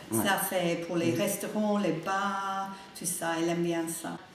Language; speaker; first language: French; non-native, learner; English